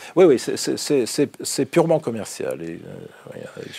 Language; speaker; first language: French; non-native, fluent; Russian